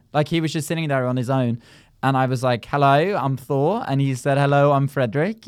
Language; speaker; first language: English; non-native, fluent; Norwegian